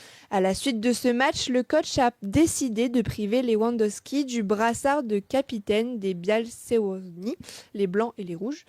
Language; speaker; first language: French; native; French